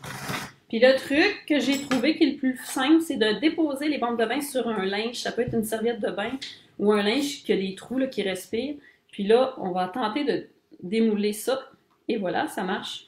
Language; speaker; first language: French; native; French